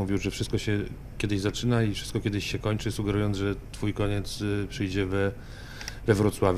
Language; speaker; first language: Polish; native; Polish